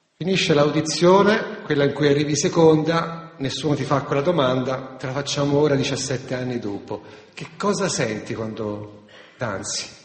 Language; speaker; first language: Italian; native; Italian